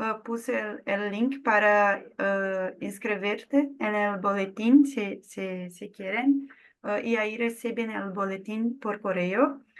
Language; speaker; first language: Spanish; non-native, fluent; Portuguese